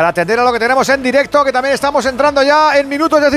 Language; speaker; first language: Spanish; native; Spanish